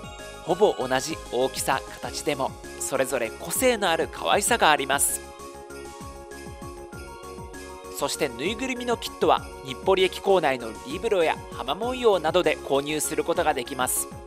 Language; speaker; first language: Japanese; native; Japanese